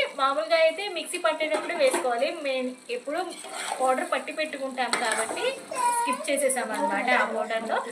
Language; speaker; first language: Telugu; non-native, local second language; Urdu